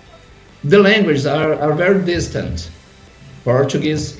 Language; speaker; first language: English; non-native, learner; Portuguese